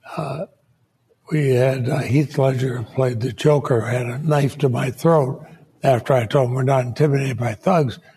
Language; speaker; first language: English; native; English